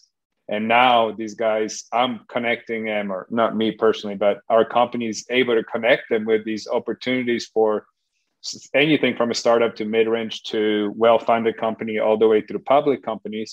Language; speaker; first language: English; non-native, fluent; Polish